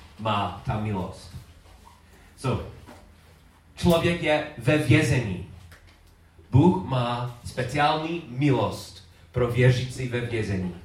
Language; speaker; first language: Czech; non-native, learner; English